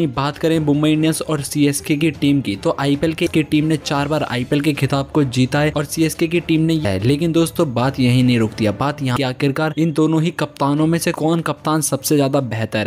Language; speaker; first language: Hindi; native; Hindi